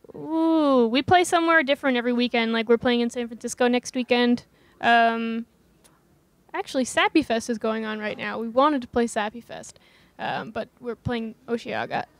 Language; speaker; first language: English; native; English